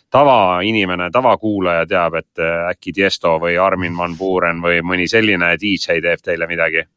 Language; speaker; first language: Estonian; native; Estonian